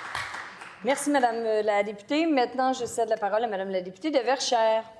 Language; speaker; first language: French; native; French